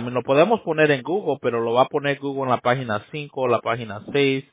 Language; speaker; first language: Spanish; early bilingual, heritage; Spanish